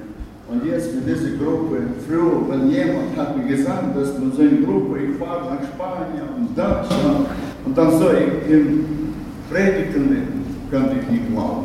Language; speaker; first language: German; non-native, learner; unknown